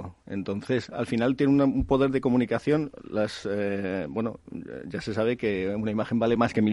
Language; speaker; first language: Spanish; native; Spanish